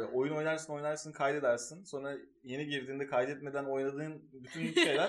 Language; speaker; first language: Turkish; native; Turkish